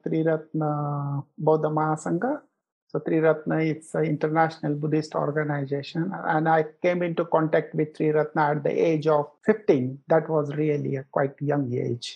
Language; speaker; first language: English; non-native, local second language; Marathi